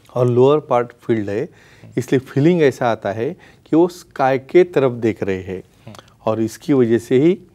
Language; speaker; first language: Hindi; non-native, local second language; Marathi